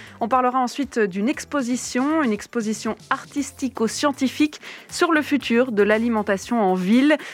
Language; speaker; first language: French; native; French